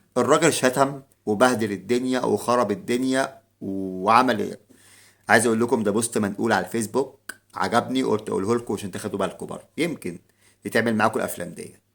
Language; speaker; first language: Arabic; native; Arabic